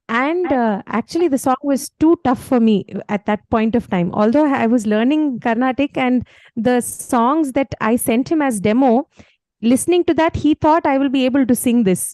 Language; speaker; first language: English; non-native, local second language; Malayalam